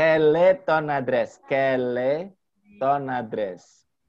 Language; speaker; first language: French; non-native, fluent; Indonesian